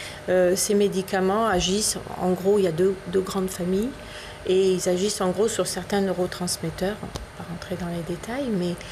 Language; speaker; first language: French; native; French